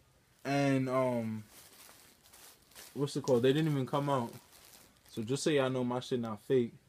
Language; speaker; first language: English; native; English